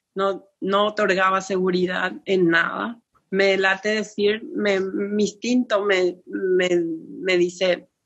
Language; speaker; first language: Spanish; native; Spanish